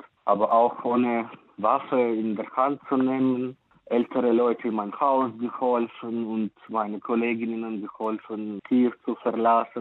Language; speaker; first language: German; non-native, fluent; Ukrainian